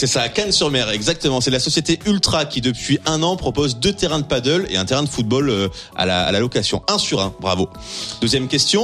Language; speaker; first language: French; native; French